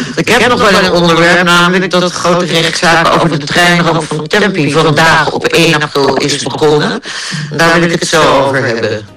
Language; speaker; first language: Dutch; native; Dutch